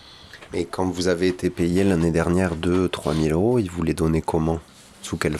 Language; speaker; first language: French; native; French